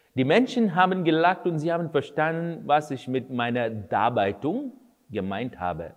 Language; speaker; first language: German; non-native, fluent; Kannada